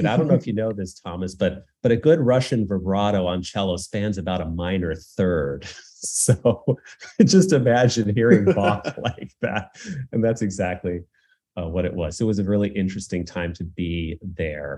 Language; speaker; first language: English; native; English